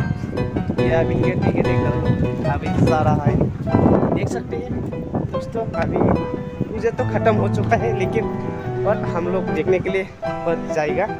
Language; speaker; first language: Hindi; non-native, local second language; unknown